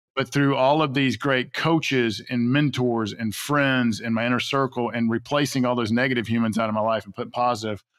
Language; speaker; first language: English; native; English